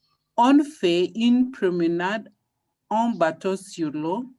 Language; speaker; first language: French; non-native, learner; English